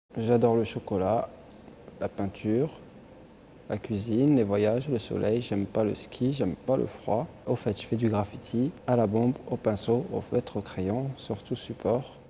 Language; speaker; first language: French; early bilingual, other home language; Arabic